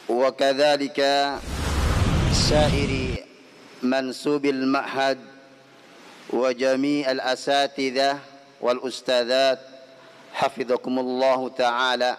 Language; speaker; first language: Arabic; non-native, fluent; Indonesian